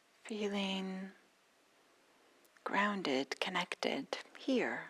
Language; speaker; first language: English; native; English